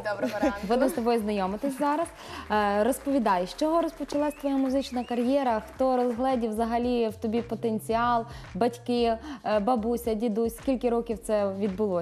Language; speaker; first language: Ukrainian; native; Ukrainian